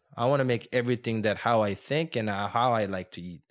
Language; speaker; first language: English; non-native, fluent; Korean